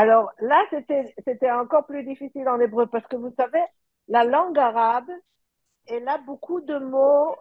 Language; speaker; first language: French; early bilingual, heritage; French